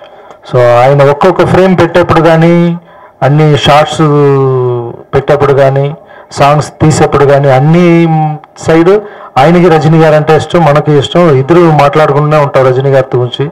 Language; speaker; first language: Telugu; non-native, fluent; Tamil